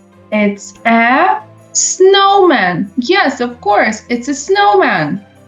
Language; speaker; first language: English; non-native, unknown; Ukrainian